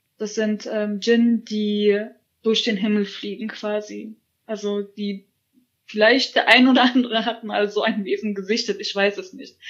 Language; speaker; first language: German; early bilingual, other home language; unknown